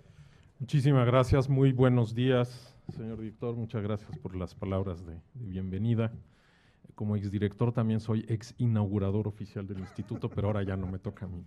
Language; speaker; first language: Spanish; native; Spanish